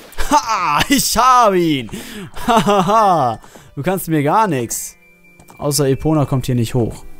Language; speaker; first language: German; native; German